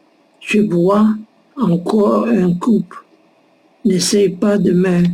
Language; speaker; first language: French; non-native, learner; Dutch